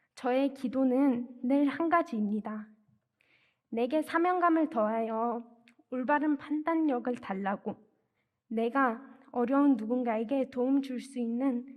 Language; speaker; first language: Korean; non-native, fluent; Persian